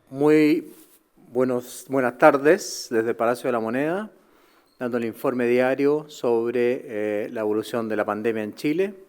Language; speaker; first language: Spanish; native; Spanish